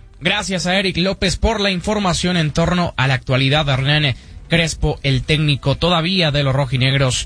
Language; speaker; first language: Spanish; native; Spanish